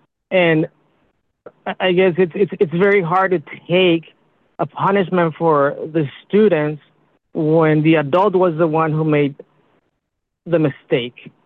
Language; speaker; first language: English; early bilingual, other home language; Spanish